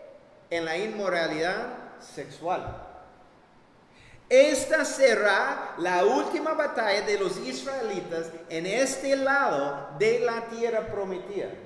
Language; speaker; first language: Spanish; non-native, fluent; English